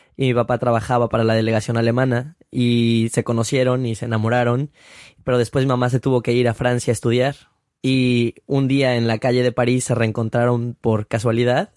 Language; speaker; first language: Spanish; native; Spanish